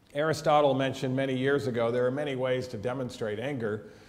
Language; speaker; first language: English; native; English